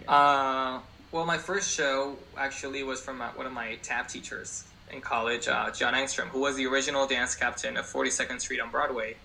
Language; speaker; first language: English; non-native, fluent; Spanish